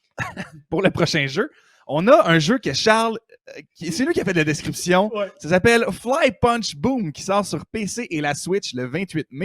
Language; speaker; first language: French; native; French